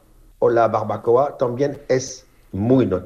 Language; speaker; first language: Spanish; non-native, fluent; French